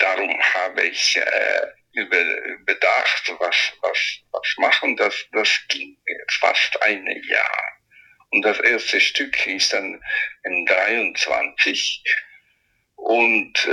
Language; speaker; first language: German; non-native, local second language; Italian